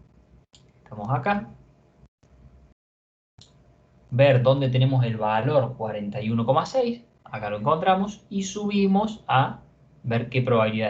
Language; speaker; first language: Spanish; native; Spanish